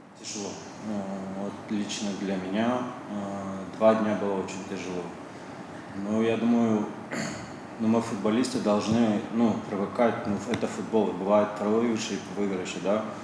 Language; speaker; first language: Russian; non-native, local second language; Tajik